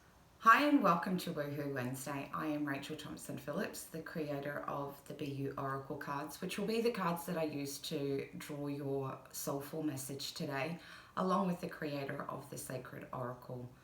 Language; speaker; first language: English; native; English